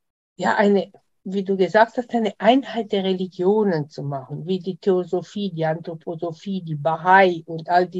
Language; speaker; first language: German; non-native, fluent; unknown